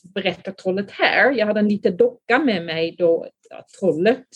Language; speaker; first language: Swedish; non-native, fluent; Dutch